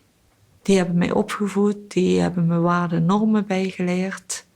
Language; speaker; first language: Dutch; early bilingual, other home language; Korean